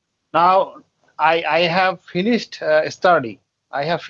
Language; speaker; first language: English; non-native, learner; Bangla